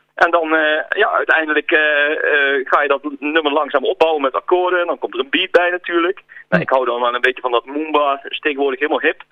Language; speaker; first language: Dutch; native; Dutch